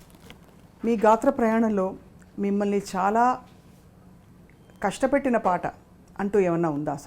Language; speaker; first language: Telugu; native; Telugu